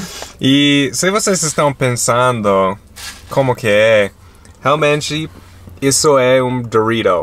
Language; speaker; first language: Portuguese; non-native, fluent; English